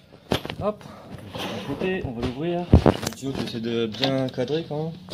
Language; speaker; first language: French; native; French